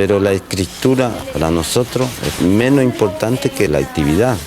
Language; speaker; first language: Spanish; non-native, local second language; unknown